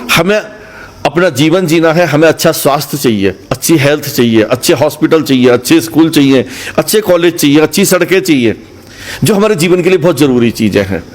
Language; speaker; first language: Hindi; native; Hindi